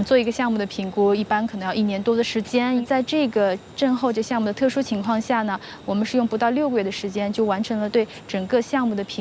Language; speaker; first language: Chinese; native; Chinese